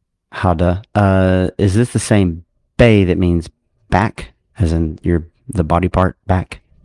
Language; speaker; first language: English; native; English